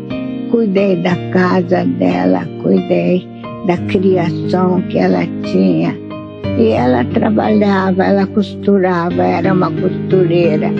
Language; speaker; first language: Portuguese; non-native, fluent; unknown